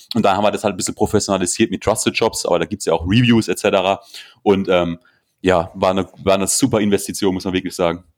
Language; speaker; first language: German; native; German